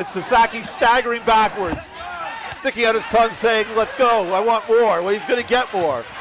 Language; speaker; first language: English; native; English